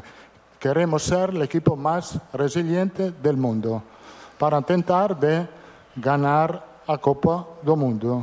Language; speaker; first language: Portuguese; non-native, fluent; Italian